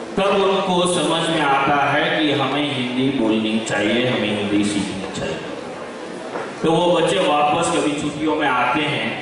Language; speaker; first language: Hindi; non-native, local second language; Kannada